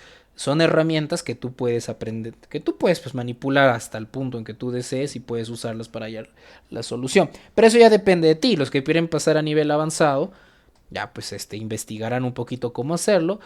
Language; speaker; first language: Spanish; native; Spanish